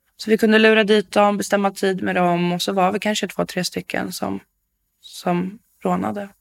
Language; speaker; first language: Swedish; native; Swedish